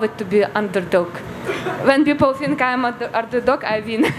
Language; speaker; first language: English; non-native, learner; Ukrainian